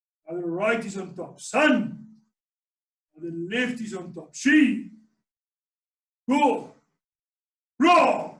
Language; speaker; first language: English; non-native, local second language; Afrikaans